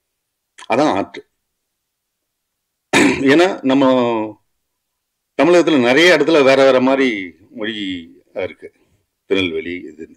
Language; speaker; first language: Tamil; native; Tamil